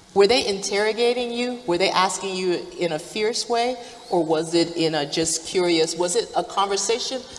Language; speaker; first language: English; native; English